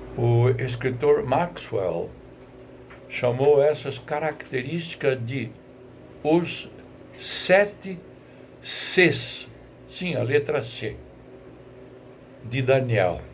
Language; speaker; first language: Portuguese; native; Portuguese